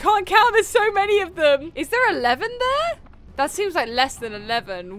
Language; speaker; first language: English; native; English